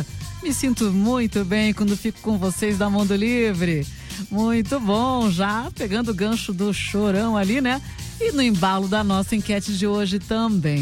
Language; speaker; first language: Portuguese; native; Portuguese